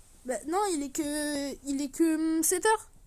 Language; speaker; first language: French; native; French